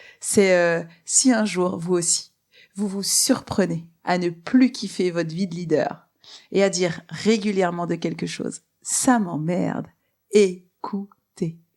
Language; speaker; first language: French; native; French